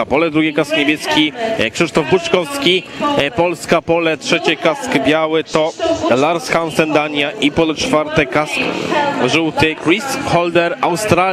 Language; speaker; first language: Polish; native; Polish